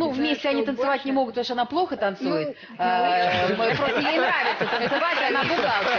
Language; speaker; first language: Russian; native; Russian